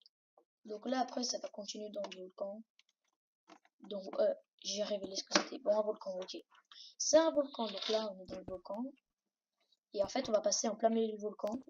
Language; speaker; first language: French; native; French